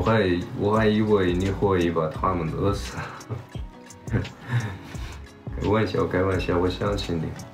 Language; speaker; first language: Chinese; early bilingual, heritage; Chinese